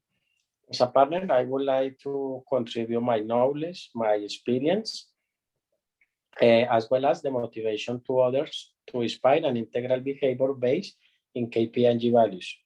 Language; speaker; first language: English; non-native, learner; Spanish